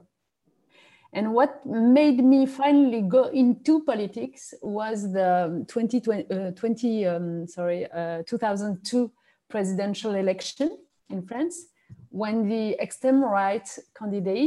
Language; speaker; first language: English; non-native, fluent; French